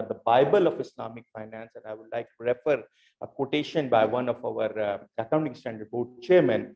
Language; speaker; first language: English; non-native, local second language; Urdu